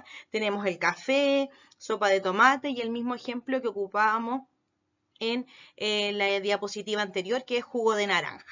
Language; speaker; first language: Spanish; native; Spanish